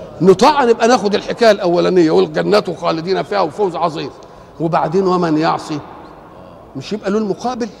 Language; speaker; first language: Arabic; native; Arabic